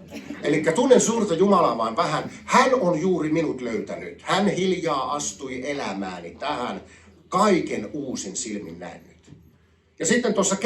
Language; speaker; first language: Finnish; native; Finnish